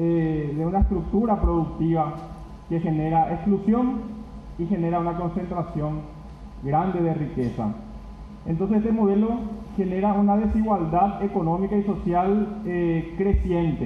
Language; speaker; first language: Spanish; native; Spanish